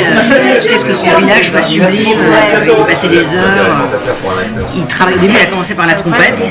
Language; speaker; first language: French; native; French